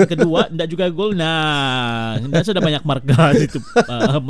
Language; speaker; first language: Malay; native; Malay